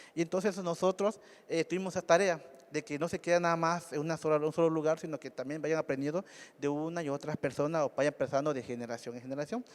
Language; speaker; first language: Spanish; native; Spanish